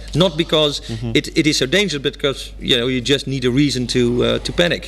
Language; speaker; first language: English; non-native, fluent; Dutch